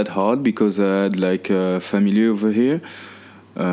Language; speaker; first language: English; non-native, fluent; French